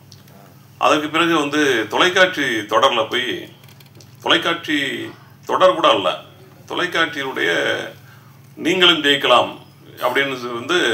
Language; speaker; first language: Tamil; native; Tamil